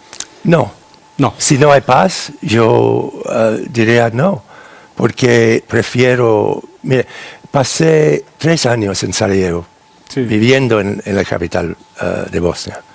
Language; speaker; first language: Spanish; non-native, fluent; English